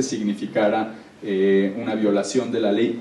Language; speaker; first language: Spanish; native; Spanish